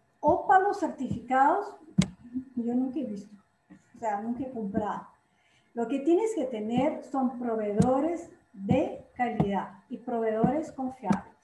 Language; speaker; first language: Spanish; non-native, fluent; Portuguese